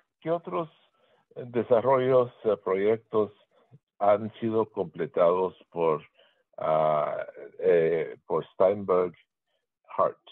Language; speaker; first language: Spanish; early bilingual, heritage; Spanish